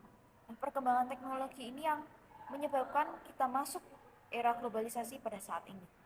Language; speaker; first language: Indonesian; native; Indonesian